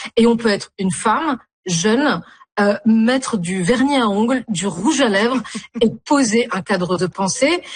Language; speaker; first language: French; non-native, local second language; Arabic